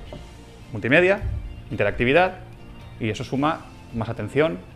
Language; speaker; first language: Spanish; native; Spanish